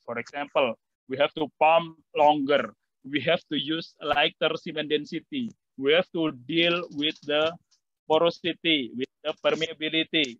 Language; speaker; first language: English; non-native, fluent; Javanese